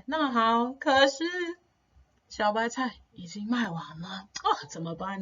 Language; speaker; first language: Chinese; non-native, fluent; English